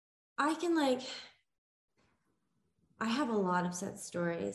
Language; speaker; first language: English; native; English